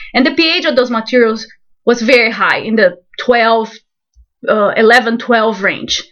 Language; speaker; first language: English; non-native, fluent; Portuguese